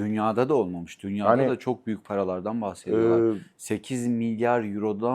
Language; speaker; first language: Turkish; native; Turkish